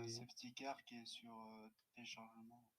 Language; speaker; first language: French; native; French